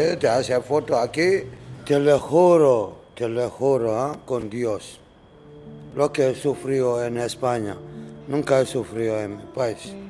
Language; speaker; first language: Spanish; non-native, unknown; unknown